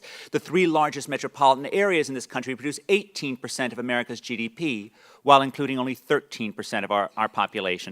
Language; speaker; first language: English; native; English